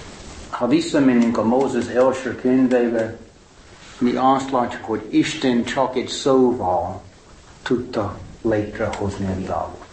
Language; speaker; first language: Hungarian; non-native, fluent; English